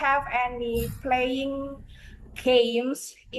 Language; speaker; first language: English; non-native, fluent; Indonesian